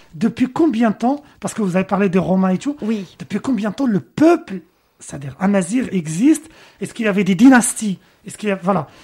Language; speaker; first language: French; non-native, local second language; Arabic